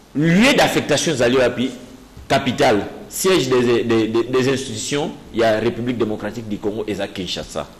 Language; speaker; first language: French; non-native, local second language; Luba-Lulua